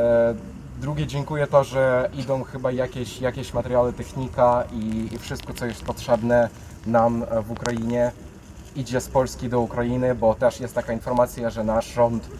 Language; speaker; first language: Polish; non-native, fluent; Ukrainian